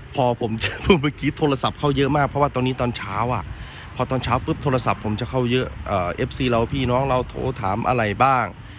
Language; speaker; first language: Thai; native; Thai